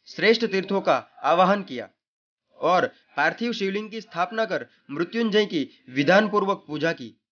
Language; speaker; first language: Hindi; non-native, local second language; Gujarati